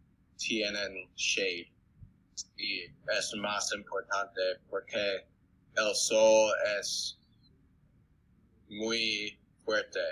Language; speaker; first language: Spanish; non-native, learner; English